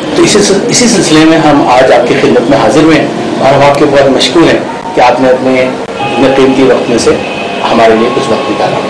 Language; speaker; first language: Urdu; native; Urdu